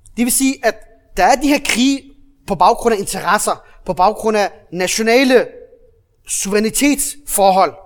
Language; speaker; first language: Danish; early bilingual, other home language; Arabic